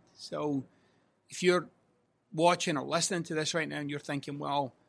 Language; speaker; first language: English; native; English